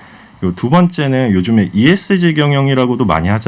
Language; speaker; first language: Korean; native; Korean